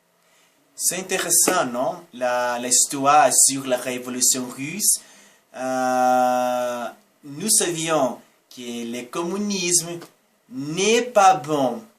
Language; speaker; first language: French; non-native, learner; Portuguese